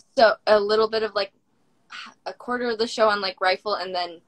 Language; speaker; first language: English; native; English